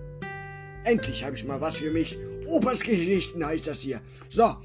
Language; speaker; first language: German; native; German